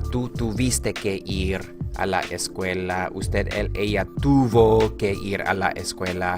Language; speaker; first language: Spanish; non-native, fluent; English